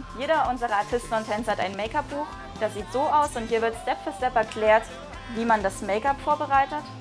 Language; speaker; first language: German; native; German